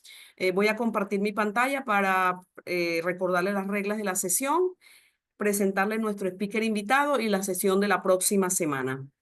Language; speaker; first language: Spanish; native; Spanish